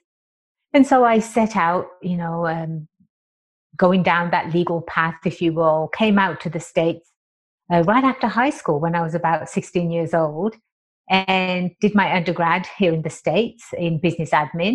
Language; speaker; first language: English; native; English